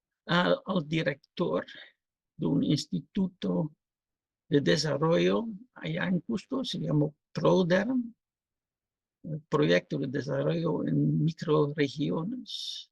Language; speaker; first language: Spanish; non-native, fluent; Dutch